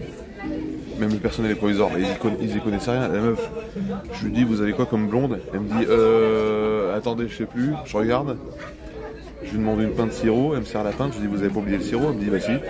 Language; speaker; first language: French; native; French